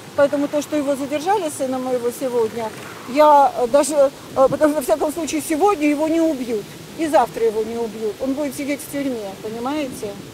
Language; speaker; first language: Russian; native; Russian